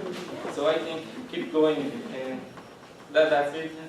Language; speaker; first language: English; non-native, learner; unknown